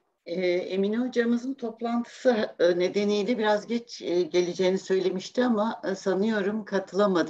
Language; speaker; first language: Turkish; native; Turkish